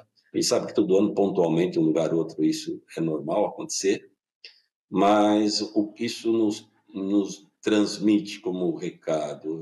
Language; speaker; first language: Portuguese; native; Portuguese